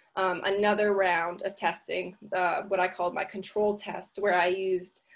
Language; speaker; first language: English; native; English